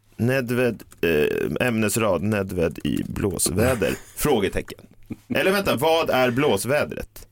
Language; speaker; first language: Swedish; native; Swedish